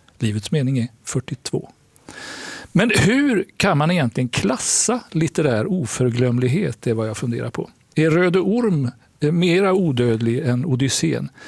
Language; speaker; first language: Swedish; native; Swedish